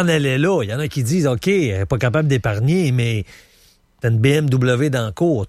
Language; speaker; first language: French; native; French